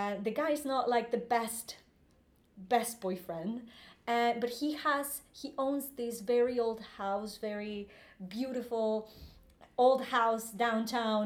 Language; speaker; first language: English; non-native, fluent; Spanish